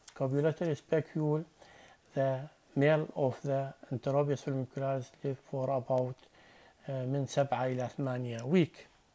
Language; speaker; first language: English; non-native, fluent; Arabic